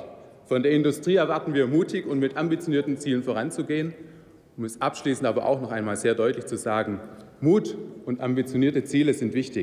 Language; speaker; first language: German; native; German